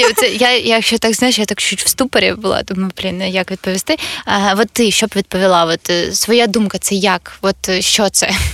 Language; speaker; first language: Ukrainian; non-native, local second language; Russian